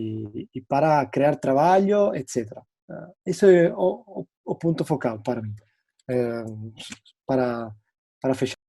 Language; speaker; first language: Portuguese; non-native, fluent; Italian